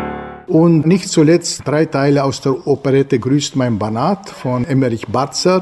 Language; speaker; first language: German; native; German